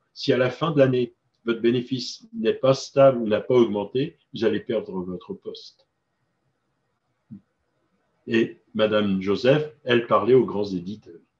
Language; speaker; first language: French; native; French